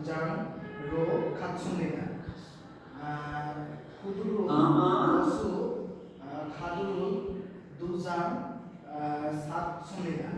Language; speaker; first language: Korean; non-native, learner; Bangla